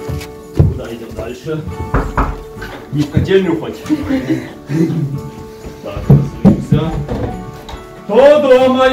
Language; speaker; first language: Russian; native; Russian